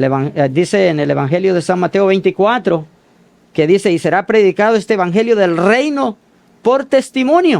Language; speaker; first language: Spanish; native; Spanish